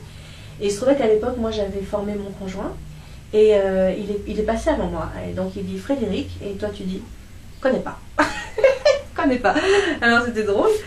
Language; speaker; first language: French; native; French